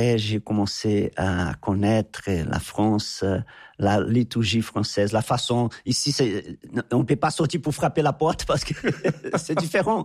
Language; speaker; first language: French; non-native, fluent; Portuguese